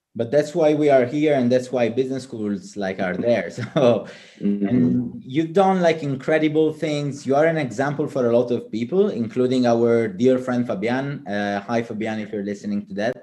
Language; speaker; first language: English; non-native, fluent; Italian